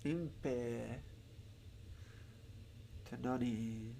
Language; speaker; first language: Japanese; non-native, learner; Spanish